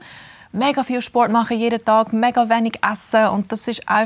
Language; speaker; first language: German; early bilingual, heritage; English